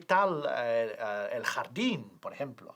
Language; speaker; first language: Spanish; non-native, fluent; English